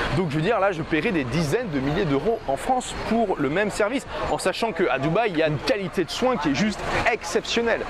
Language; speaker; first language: French; native; French